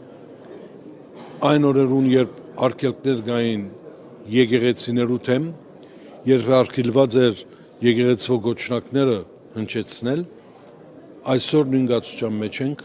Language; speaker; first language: Armenian; early bilingual, heritage; Armenian